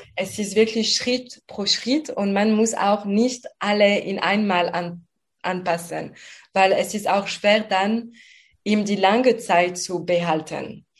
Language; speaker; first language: German; non-native, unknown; French